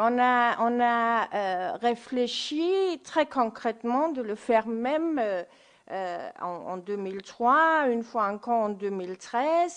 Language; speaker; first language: French; non-native, fluent; Danish